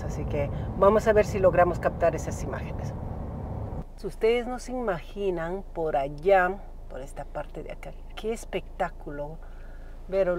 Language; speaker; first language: Spanish; native; Spanish